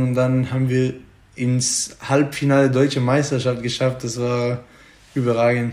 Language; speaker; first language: German; non-native, fluent; Hebrew